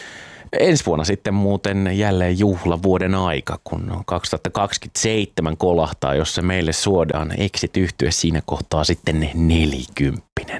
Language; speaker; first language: Finnish; native; Finnish